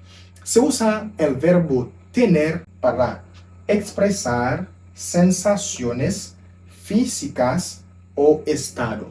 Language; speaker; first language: Spanish; non-native, fluent; Haitian Creole